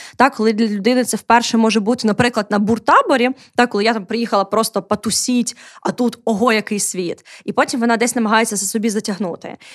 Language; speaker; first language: Ukrainian; native; Ukrainian